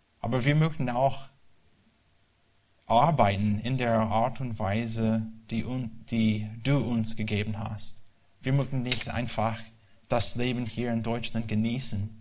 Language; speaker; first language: German; non-native, learner; English